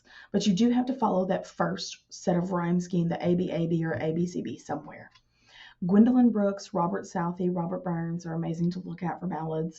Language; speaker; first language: English; native; English